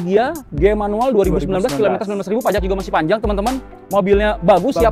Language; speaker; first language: Indonesian; native; Indonesian